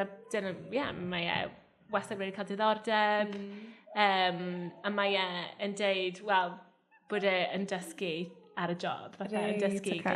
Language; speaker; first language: Welsh; native; Welsh